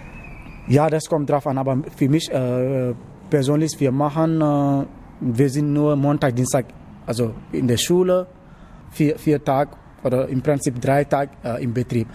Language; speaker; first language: German; non-native, learner; Wolof